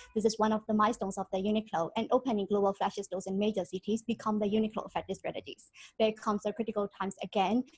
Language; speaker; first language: English; non-native, fluent; Burmese